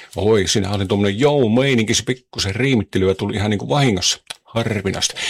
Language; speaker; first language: Finnish; native; Finnish